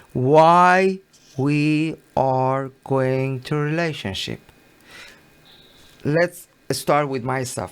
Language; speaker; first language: English; non-native, learner; Persian